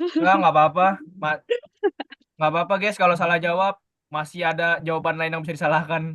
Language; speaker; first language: Indonesian; native; Indonesian